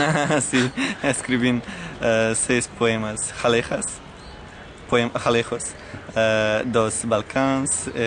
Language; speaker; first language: Spanish; non-native, learner; Croatian